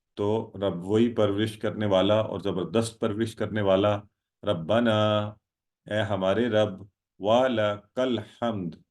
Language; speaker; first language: Urdu; native; Urdu